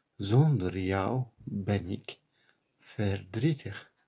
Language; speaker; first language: Dutch; non-native, learner; Turkish